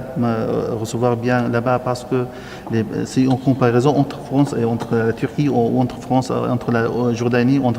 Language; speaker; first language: French; non-native, learner; Arabic